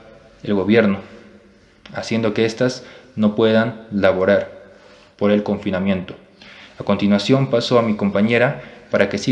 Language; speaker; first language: Spanish; native; Spanish